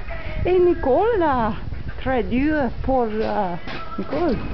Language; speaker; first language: French; non-native, learner; English